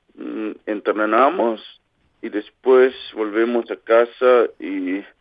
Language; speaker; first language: Spanish; non-native, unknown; Kalaallisut